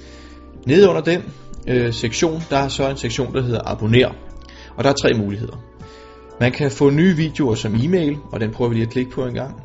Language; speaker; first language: Danish; native; Danish